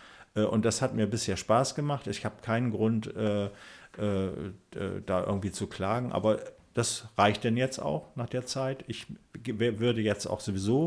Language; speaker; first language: German; native; German